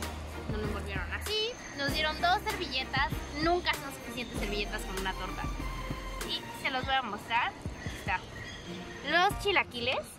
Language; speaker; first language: Spanish; native; Spanish